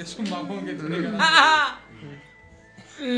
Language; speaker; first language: Spanish; native; Spanish